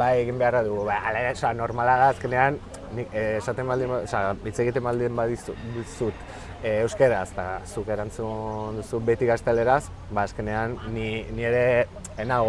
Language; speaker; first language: Basque; non-native, fluent; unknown